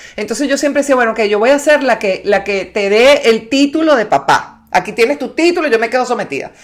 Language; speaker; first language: Spanish; native; Spanish